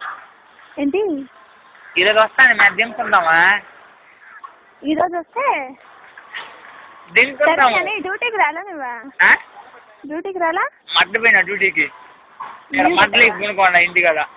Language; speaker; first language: Telugu; native; Telugu